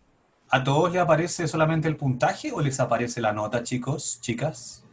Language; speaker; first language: Spanish; native; Spanish